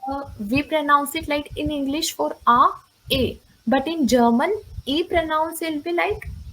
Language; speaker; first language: English; non-native, local second language; Hindi